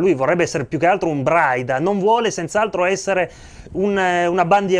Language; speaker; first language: Italian; native; Italian